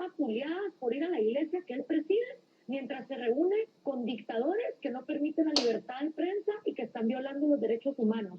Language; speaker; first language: Spanish; native; Spanish